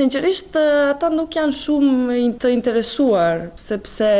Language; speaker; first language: Albanian; non-native, fluent; Serbian